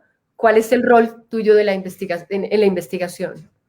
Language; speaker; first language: Spanish; native; Spanish